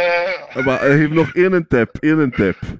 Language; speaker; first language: Dutch; native; Dutch